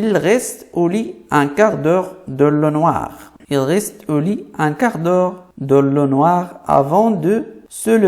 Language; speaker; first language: French; non-native, fluent; Arabic